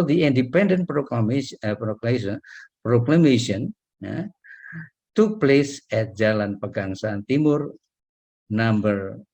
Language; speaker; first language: English; non-native, learner; Indonesian